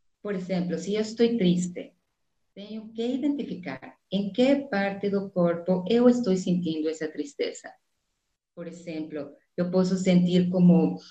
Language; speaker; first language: Spanish; non-native, fluent; Portuguese